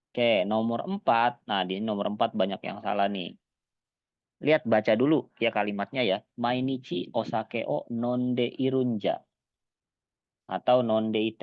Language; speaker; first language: Indonesian; native; Indonesian